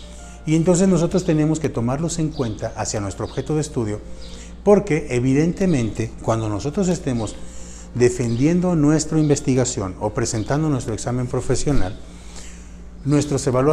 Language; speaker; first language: Spanish; native; Spanish